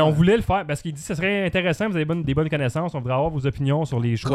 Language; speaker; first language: French; native; French